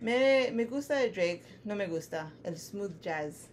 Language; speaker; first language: Spanish; non-native, learner; English